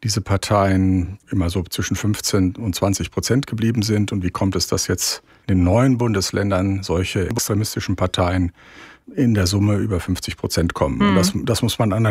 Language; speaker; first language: German; native; German